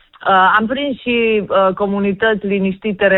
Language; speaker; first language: Romanian; native; Romanian